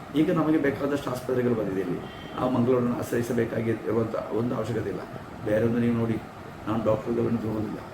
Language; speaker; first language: Kannada; non-native, local second language; Tulu